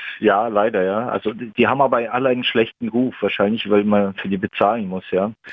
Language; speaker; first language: German; non-native, fluent; Russian